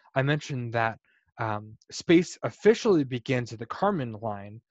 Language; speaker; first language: English; native; English